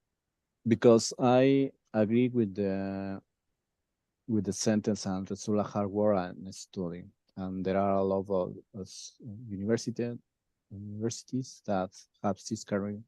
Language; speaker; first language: English; non-native, learner; Spanish